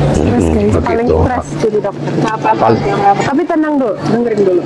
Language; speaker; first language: Indonesian; native; Indonesian